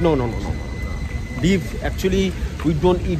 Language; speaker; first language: English; non-native, local second language; Bangla